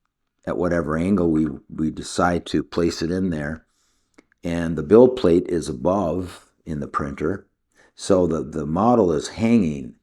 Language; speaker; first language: English; native; English